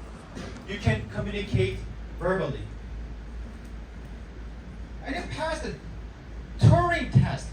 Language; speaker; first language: English; non-native, fluent; Korean